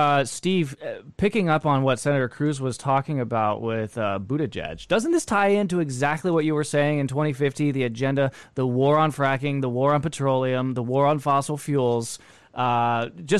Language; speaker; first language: English; native; English